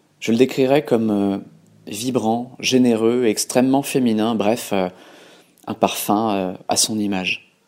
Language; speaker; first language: French; native; French